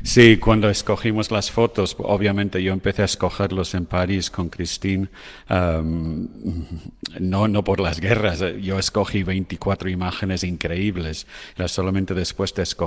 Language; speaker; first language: Spanish; non-native, fluent; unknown